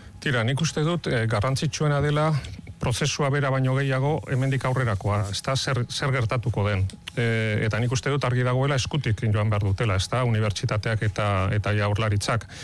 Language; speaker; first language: Basque; native; Basque